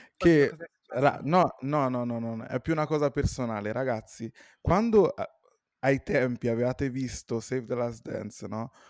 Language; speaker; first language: Italian; native; Italian